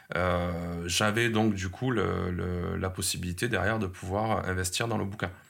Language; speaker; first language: French; native; French